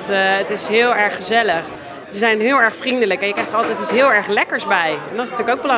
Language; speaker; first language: Dutch; native; Dutch